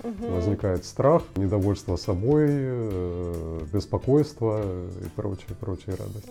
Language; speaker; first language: Russian; native; Russian